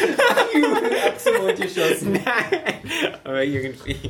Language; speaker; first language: German; non-native, fluent; English